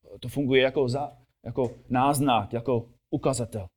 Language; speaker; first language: Czech; non-native, fluent; English